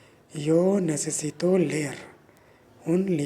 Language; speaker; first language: Spanish; non-native, learner; Urdu